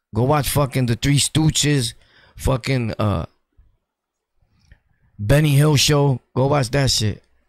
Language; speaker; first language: English; early bilingual, other home language; Spanish